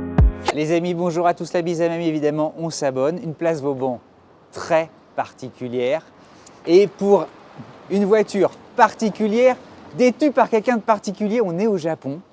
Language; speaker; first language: French; native; French